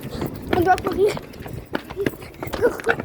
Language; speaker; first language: French; non-native, learner; Arabic